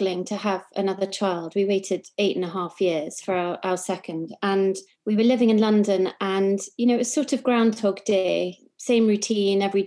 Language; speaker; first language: English; native; English